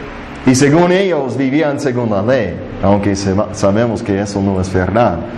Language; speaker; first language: Spanish; non-native, fluent; English